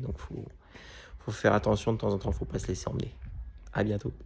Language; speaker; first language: French; native; French